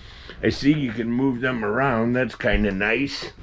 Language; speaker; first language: English; native; English